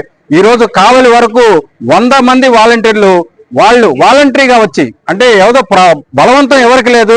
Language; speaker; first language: Telugu; native; Telugu